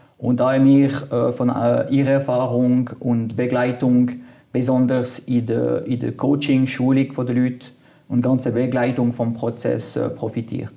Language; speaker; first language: German; non-native, local second language; French